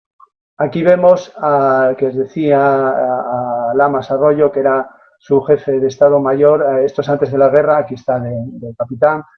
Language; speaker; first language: Spanish; native; Spanish